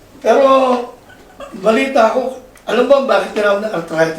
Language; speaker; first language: Filipino; native; Filipino